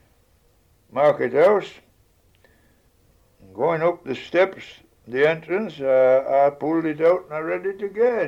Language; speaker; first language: English; native; English